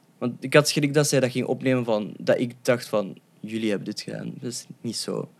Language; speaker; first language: Dutch; early bilingual, other home language; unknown